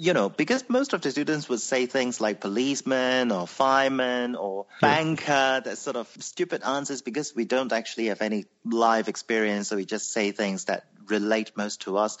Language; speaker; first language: English; non-native, local second language; Cantonese